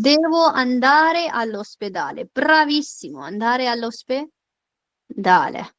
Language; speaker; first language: Italian; non-native, fluent; Urdu